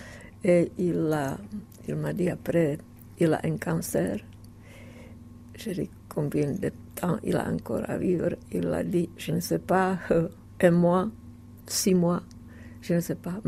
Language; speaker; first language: French; non-native, fluent; Czech